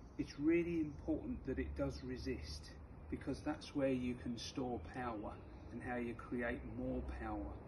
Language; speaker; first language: English; native; English